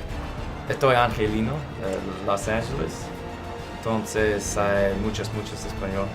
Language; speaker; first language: Spanish; non-native, learner; English